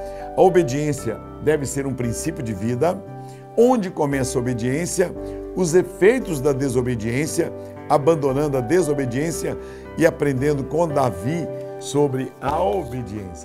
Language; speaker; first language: Portuguese; native; Portuguese